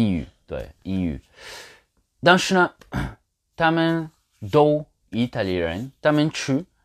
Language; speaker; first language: Chinese; non-native, learner; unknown